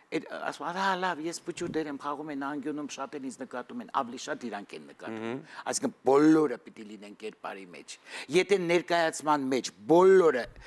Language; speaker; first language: Armenian; native; Armenian